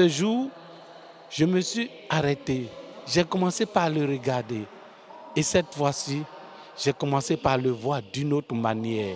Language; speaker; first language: French; non-native, local second language; Fon